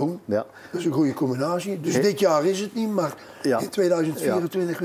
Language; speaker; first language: Dutch; native; Dutch